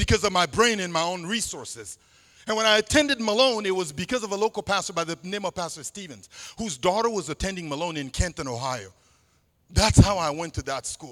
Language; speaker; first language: English; non-native, fluent; Sango